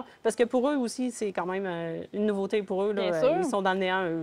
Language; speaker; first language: French; native; French